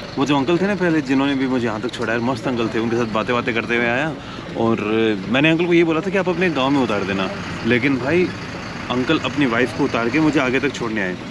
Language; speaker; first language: Hindi; native; Hindi